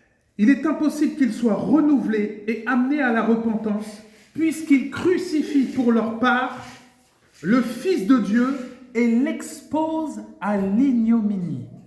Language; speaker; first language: French; native; French